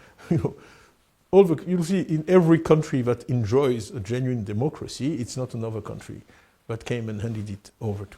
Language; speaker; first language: English; non-native, fluent; French